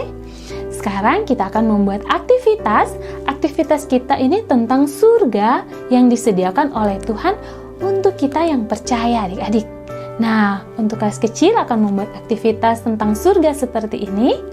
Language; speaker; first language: Indonesian; native; Indonesian